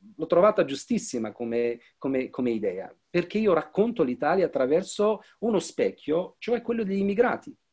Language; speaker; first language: Italian; non-native, fluent; Arabic